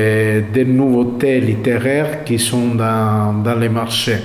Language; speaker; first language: French; non-native, fluent; Italian